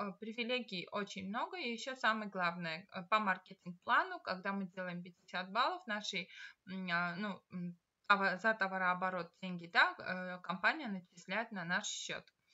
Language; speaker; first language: Russian; non-native, local second language; Armenian